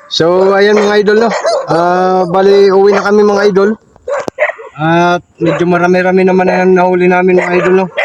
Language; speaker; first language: Filipino; non-native, local second language; Cebuano